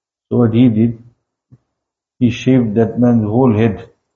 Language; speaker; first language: English; native; English